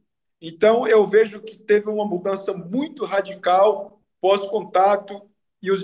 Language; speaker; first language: Portuguese; non-native, local second language; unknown